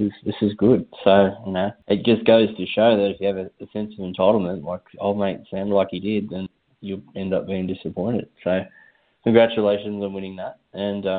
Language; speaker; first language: English; native; English